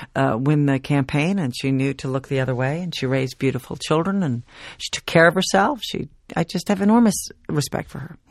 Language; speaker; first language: English; native; English